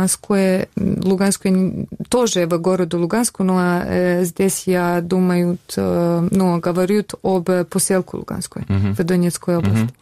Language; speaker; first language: Russian; non-native, learner; Bosnian